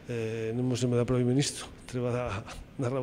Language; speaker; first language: Macedonian; non-native, fluent; Spanish